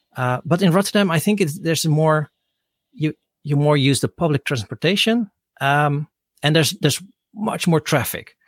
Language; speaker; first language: English; non-native, fluent; Dutch